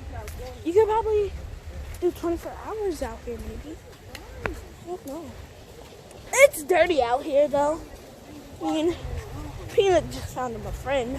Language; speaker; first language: English; native; English